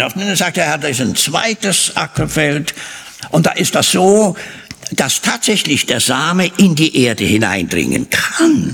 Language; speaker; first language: German; native; German